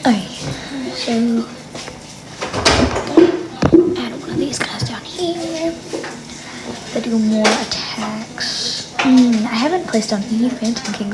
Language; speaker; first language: English; native; English